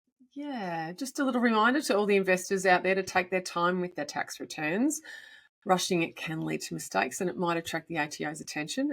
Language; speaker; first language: English; native; English